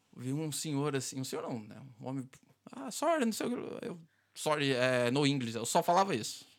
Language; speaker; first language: Portuguese; native; Portuguese